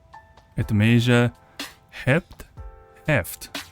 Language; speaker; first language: Dutch; non-native, learner; English